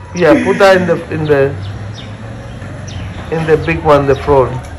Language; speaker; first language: English; non-native, learner; Spanish